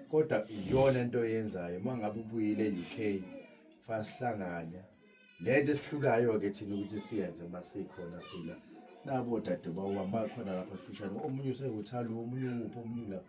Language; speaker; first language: Zulu; non-native, local second language; Xhosa